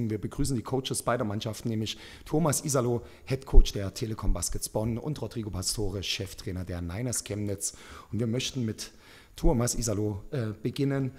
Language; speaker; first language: German; native; German